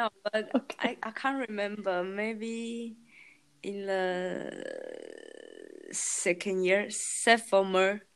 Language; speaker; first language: English; non-native, learner; Chinese